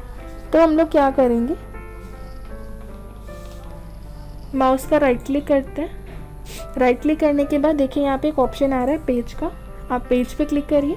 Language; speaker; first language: Hindi; native; Hindi